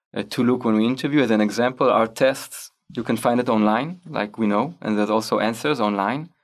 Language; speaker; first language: English; non-native, fluent; Hebrew